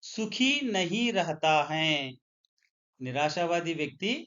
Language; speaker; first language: Hindi; non-native, local second language; Telugu